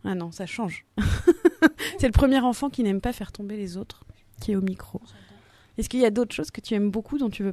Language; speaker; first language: French; native; French